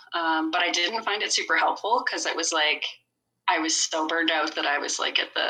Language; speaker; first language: English; native; English